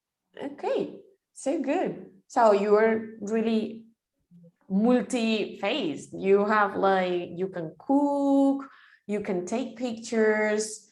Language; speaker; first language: English; non-native, fluent; Spanish